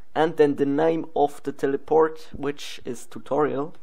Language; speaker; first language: English; non-native, learner; Swiss German